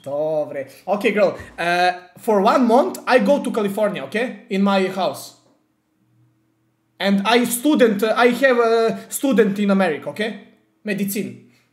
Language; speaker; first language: English; non-native, learner; Serbian